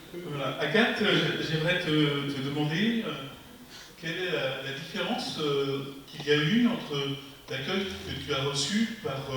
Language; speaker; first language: French; native; French